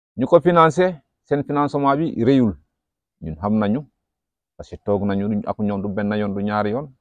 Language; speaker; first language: Wolof; non-native, local second language; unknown